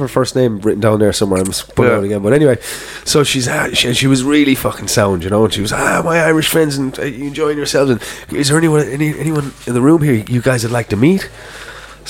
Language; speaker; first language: English; native; English